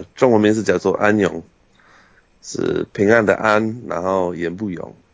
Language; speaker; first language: Chinese; non-native, fluent; English